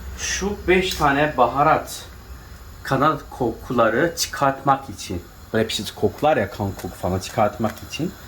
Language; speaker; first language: Turkish; non-native, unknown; Chinese